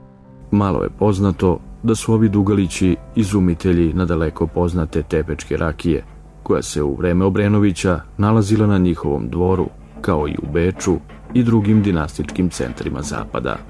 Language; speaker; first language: Bosnian; native; Bosnian